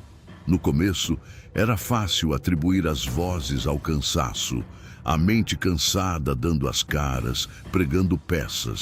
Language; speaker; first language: Portuguese; native; Portuguese